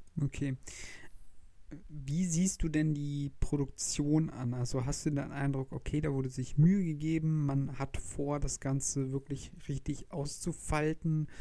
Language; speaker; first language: German; native; German